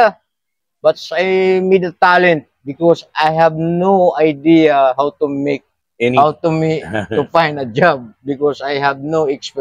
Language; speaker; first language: English; non-native, learner; Filipino